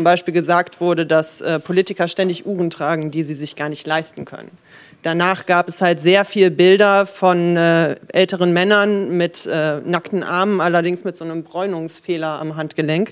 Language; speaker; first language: German; native; German